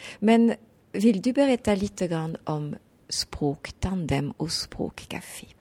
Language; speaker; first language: Swedish; non-native, fluent; French